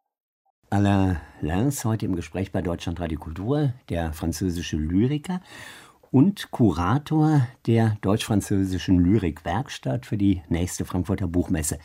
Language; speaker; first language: German; native; German